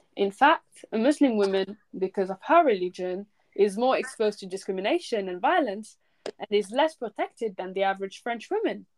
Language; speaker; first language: English; early bilingual, other home language; French